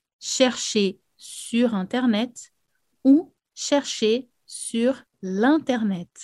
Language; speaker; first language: French; non-native, fluent; Portuguese